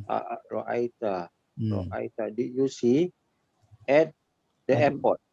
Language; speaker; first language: English; non-native, learner; Malay